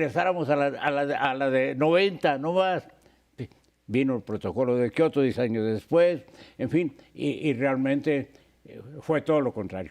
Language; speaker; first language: Spanish; native; Spanish